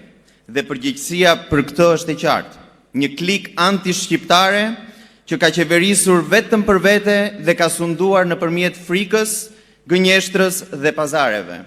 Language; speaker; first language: Albanian; native; Albanian